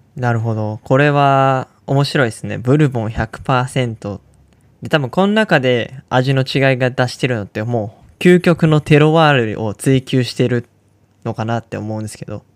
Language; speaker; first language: Japanese; native; Japanese